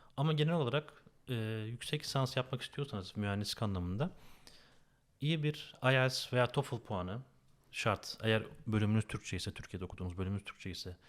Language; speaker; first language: Turkish; native; Turkish